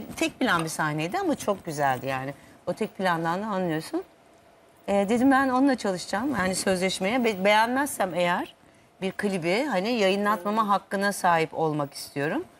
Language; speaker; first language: Turkish; native; Turkish